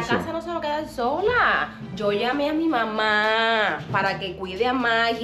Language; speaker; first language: Spanish; native; Spanish